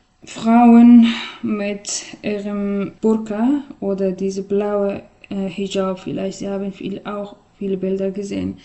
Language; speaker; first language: German; non-native, fluent; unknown